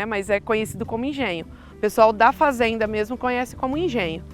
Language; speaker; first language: Portuguese; native; Portuguese